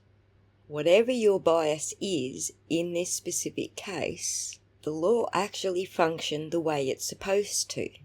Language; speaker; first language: English; native; English